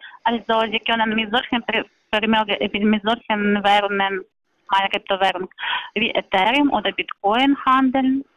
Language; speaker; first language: German; non-native, learner; Polish